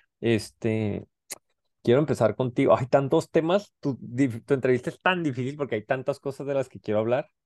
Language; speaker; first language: Spanish; native; Spanish